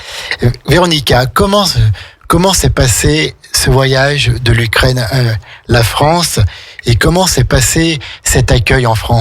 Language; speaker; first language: French; native; French